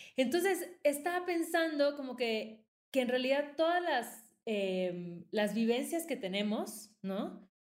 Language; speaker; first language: Spanish; native; Spanish